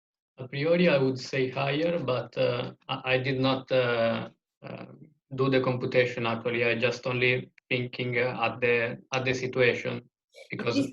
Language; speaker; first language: English; non-native, learner; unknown